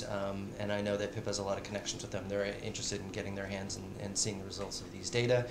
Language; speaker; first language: English; native; English